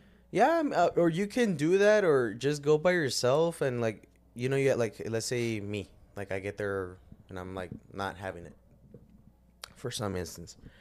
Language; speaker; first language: English; early bilingual, other home language; Spanish